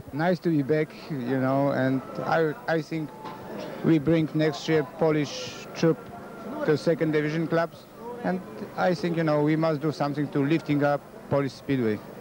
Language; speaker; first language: English; non-native, fluent; Polish